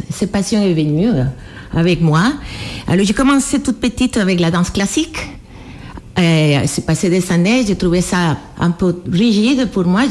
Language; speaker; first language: French; non-native, fluent; Spanish